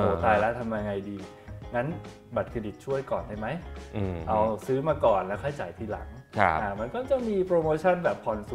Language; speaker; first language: Thai; native; Thai